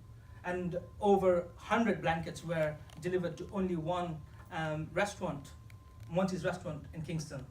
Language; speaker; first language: English; non-native, fluent; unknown